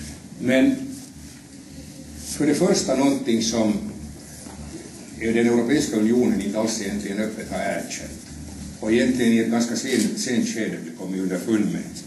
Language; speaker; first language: Swedish; native; Swedish